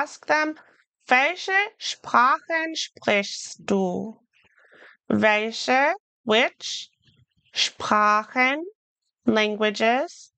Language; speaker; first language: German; non-native, fluent; English